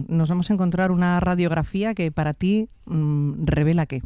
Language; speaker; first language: Spanish; native; Spanish